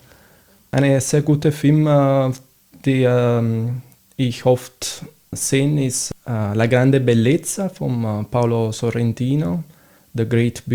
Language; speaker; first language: German; non-native, fluent; Italian